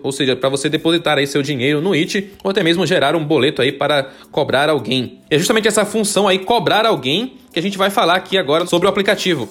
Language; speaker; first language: Portuguese; native; Portuguese